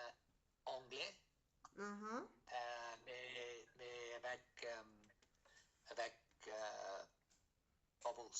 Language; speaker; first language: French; non-native, learner; English